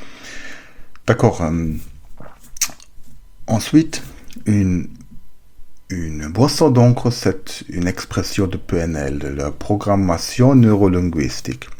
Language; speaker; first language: French; non-native, learner; German